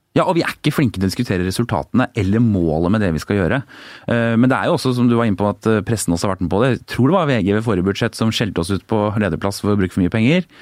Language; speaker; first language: Norwegian; native; Norwegian